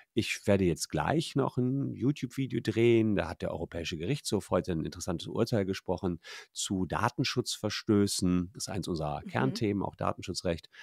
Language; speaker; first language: German; native; German